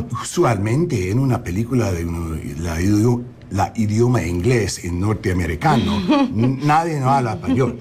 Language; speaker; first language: Spanish; early bilingual, heritage; English